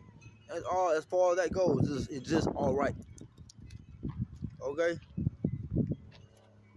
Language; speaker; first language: English; native; English